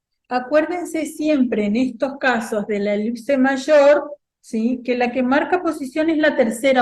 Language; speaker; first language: Spanish; native; Spanish